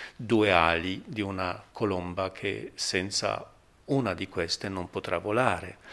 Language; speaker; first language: Italian; non-native, fluent; Polish